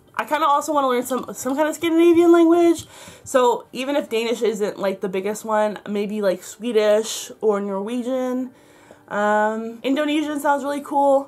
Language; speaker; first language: English; native; English